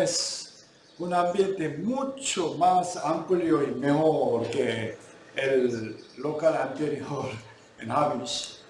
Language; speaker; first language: Spanish; non-native, fluent; Korean